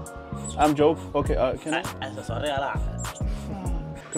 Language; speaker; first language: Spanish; non-native, learner; Georgian